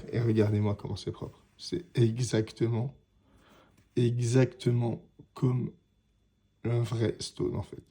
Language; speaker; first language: French; native; French